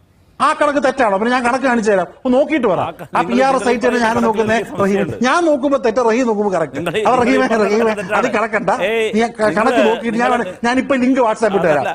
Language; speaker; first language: Malayalam; native; Malayalam